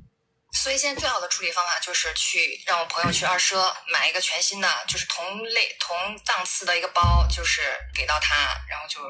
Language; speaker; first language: Chinese; native; Chinese